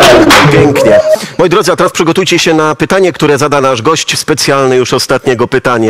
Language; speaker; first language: Polish; native; Polish